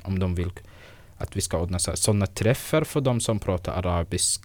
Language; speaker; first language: Swedish; non-native, fluent; Arabic